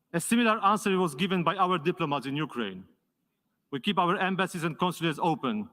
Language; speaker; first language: English; non-native, fluent; Polish